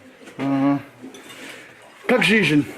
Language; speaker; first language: Russian; non-native, learner; English